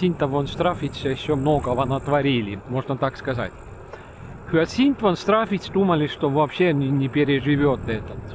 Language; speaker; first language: Russian; non-native, learner; Estonian